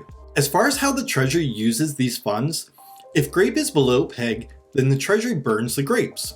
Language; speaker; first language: English; native; English